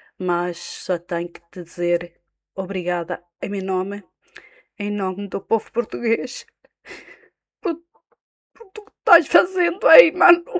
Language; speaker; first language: Portuguese; native; Portuguese